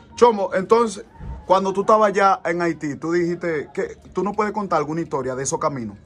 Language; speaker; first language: Spanish; native; Spanish